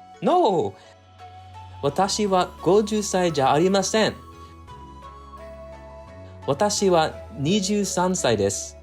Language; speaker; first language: Japanese; non-native, learner; English